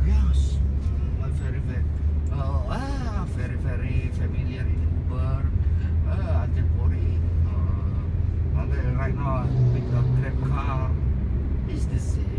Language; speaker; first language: English; non-native, learner; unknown